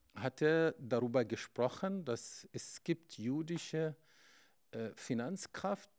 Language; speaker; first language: German; non-native, fluent; Arabic